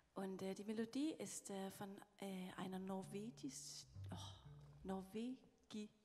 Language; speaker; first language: German; non-native, learner; Danish